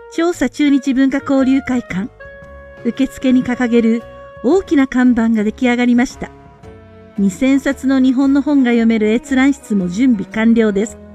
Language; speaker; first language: Japanese; native; Japanese